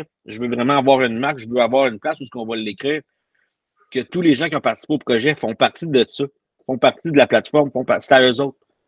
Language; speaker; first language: French; native; French